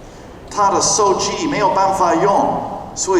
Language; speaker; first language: Chinese; non-native, fluent; English